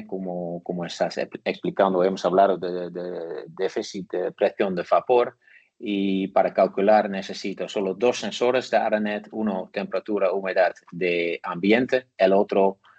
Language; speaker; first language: Spanish; non-native, learner; Dutch